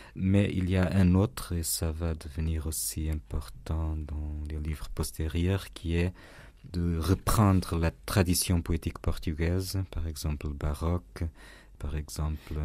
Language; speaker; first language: French; non-native, fluent; Portuguese